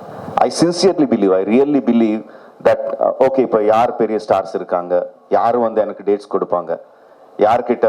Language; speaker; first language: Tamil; non-native, local second language; Telugu